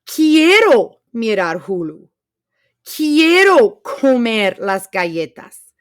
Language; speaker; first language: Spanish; non-native, fluent; English